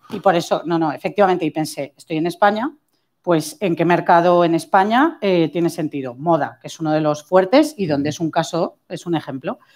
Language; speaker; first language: Spanish; native; Spanish